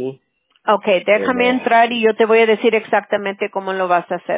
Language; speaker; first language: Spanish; early bilingual, heritage; Spanish